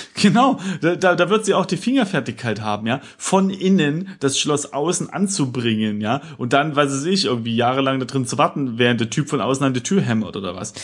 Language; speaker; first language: German; native; German